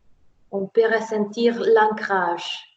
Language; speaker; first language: French; non-native, fluent; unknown